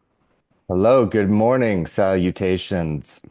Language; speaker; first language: English; native; English